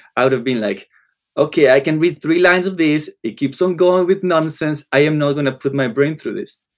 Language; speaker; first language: English; non-native, fluent; Spanish